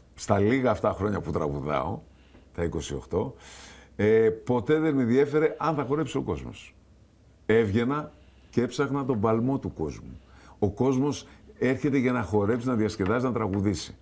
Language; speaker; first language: Greek; native; Greek